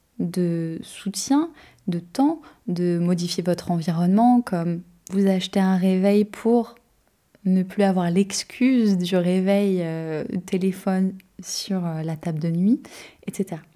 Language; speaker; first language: French; native; French